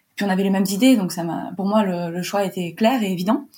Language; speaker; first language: French; early bilingual, heritage; French